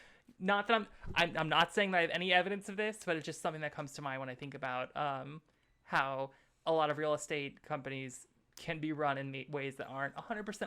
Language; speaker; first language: English; native; English